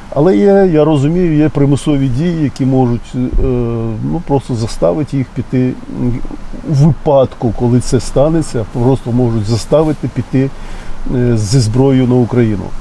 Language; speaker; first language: Ukrainian; native; Ukrainian